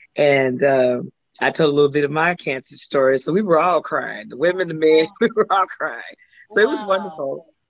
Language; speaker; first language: English; native; English